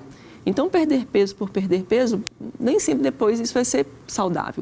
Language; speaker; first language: Portuguese; native; Portuguese